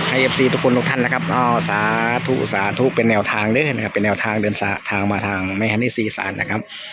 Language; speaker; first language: Thai; native; Thai